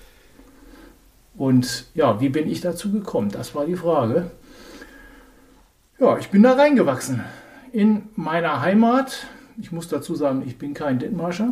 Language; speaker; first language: German; native; German